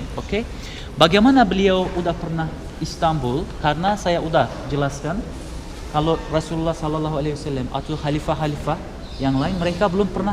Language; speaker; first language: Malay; non-native, fluent; Turkish